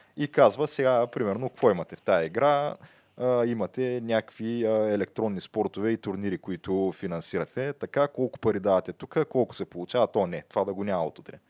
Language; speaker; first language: Bulgarian; native; Bulgarian